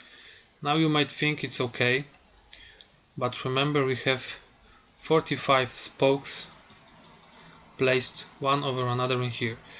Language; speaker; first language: English; non-native, fluent; Polish